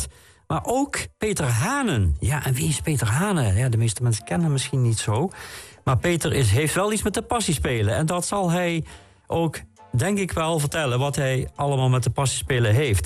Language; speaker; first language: Dutch; native; Dutch